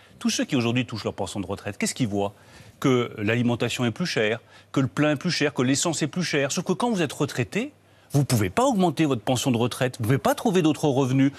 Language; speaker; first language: French; native; French